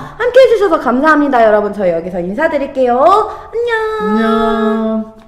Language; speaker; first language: Korean; native; Korean